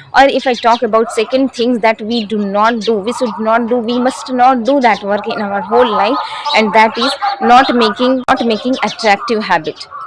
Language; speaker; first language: Hindi; native; Hindi